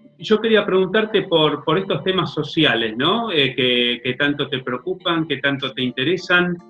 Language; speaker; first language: Spanish; native; Spanish